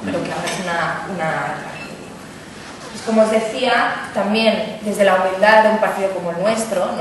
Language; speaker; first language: Spanish; native; Spanish